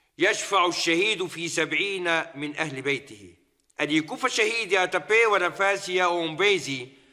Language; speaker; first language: Swahili; non-native, fluent; Arabic